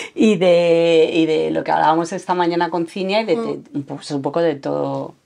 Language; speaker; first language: Spanish; native; Spanish